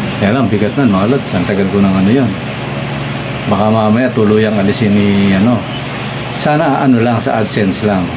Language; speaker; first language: Filipino; non-native, local second language; Pampanga